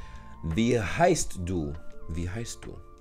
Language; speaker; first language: German; non-native, learner; English